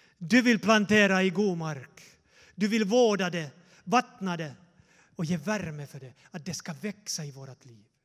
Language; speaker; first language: Swedish; non-native, fluent; Finnish